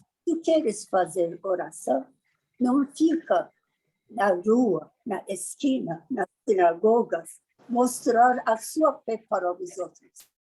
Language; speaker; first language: Portuguese; non-native, learner; Persian